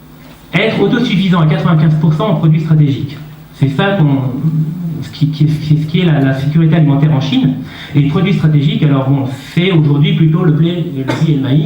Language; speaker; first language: French; native; French